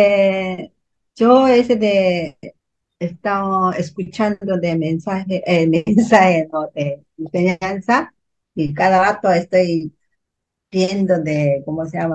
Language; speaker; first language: Spanish; non-native, learner; Korean